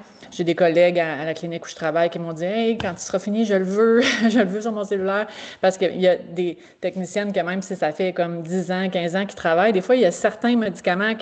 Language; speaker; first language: French; native; French